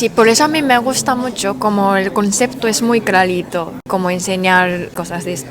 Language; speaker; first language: Spanish; non-native, learner; Japanese